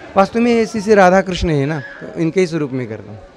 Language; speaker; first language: Hindi; non-native, local second language; Marathi